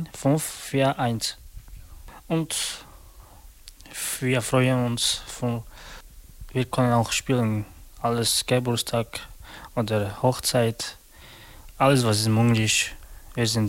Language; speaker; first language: German; non-native, learner; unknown